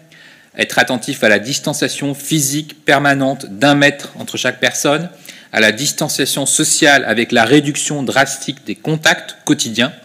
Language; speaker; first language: French; native; French